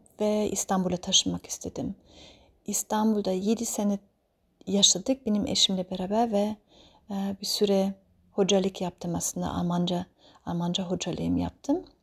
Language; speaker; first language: Turkish; non-native, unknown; German